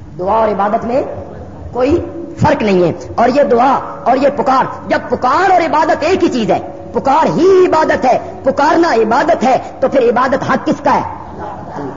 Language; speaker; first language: Urdu; non-native, local second language; Punjabi